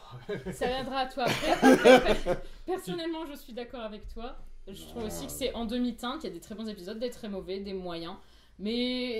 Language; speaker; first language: French; native; French